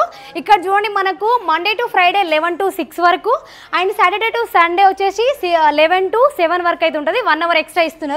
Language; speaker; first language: Telugu; native; Telugu